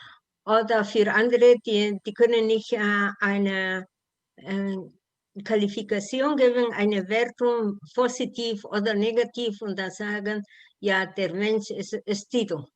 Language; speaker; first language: German; non-native, learner; Spanish